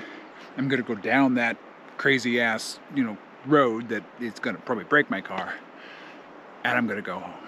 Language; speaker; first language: English; native; English